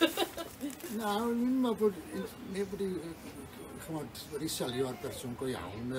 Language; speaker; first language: Welsh; native; Welsh